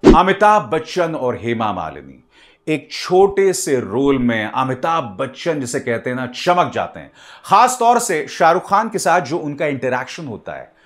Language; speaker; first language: Hindi; native; Hindi